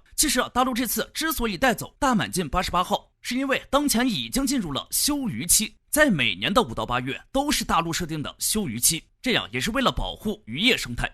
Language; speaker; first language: Chinese; native; Chinese